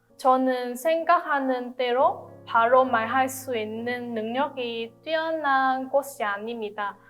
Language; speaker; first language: Korean; non-native, fluent; Vietnamese